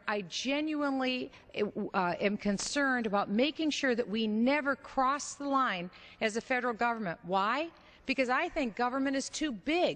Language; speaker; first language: English; native; English